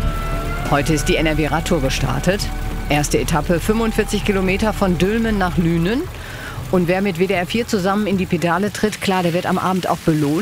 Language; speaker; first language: German; native; German